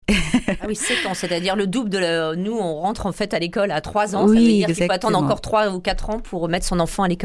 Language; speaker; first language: French; native; French